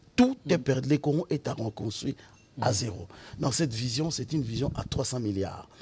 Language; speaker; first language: French; non-native, local second language; Lingala